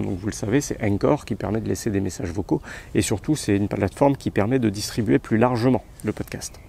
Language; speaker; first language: French; native; French